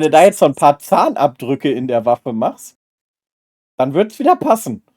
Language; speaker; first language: German; native; German